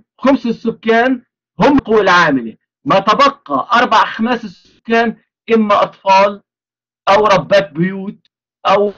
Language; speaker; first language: Arabic; native; Arabic